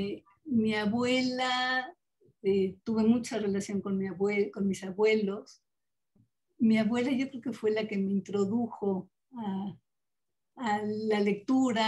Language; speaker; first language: Spanish; native; Spanish